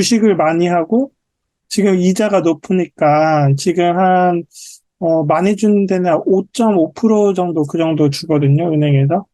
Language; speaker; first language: Korean; native; Korean